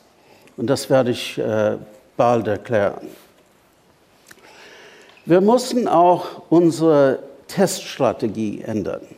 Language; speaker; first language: German; non-native, fluent; English